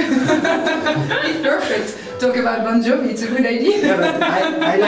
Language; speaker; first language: English; non-native, learner; French